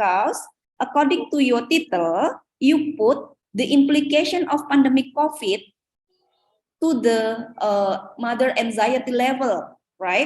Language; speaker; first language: English; non-native, fluent; Indonesian